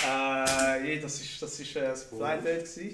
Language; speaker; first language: German; native; German